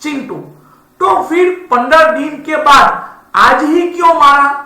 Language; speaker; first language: Hindi; non-native, local second language; Gujarati